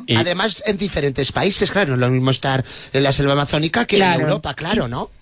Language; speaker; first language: Spanish; native; Spanish